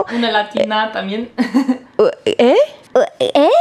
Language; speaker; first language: Spanish; non-native, fluent; German